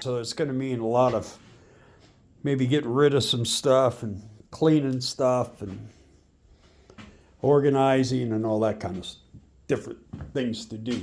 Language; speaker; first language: English; native; English